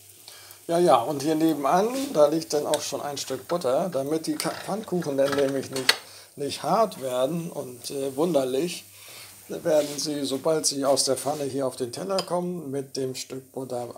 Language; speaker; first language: German; native; German